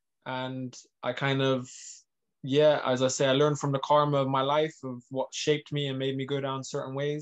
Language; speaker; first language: English; native; English